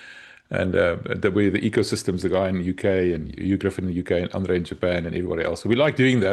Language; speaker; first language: English; non-native, local second language; Afrikaans